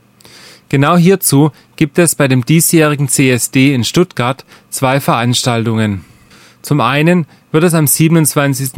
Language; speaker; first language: German; native; German